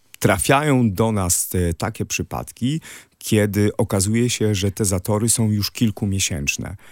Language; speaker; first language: Polish; native; Polish